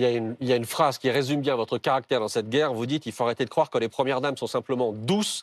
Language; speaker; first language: French; native; French